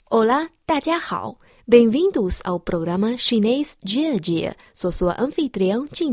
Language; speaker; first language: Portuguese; non-native, fluent; Chinese